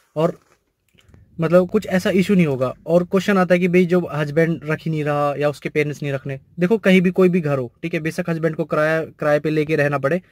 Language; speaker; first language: Hindi; native; Hindi